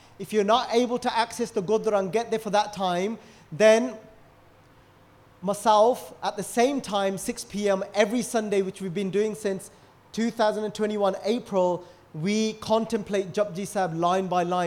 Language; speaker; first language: English; early bilingual, other home language; Punjabi